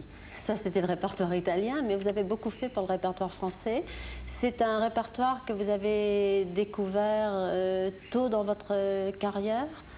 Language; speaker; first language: French; native; French